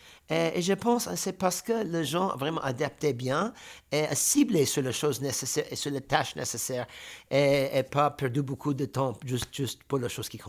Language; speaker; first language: French; non-native, fluent; English